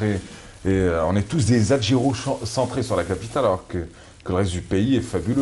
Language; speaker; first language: French; non-native, local second language; Arabic